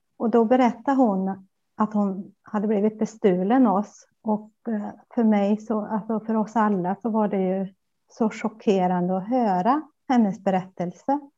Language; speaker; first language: Swedish; early bilingual, other home language; Spanish